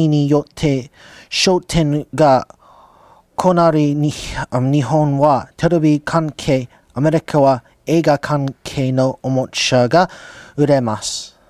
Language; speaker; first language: Japanese; non-native, learner; English